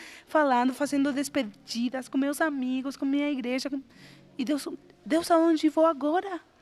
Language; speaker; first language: Portuguese; non-native, fluent; Spanish